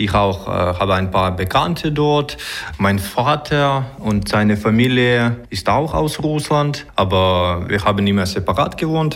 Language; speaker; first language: German; non-native, learner; Ukrainian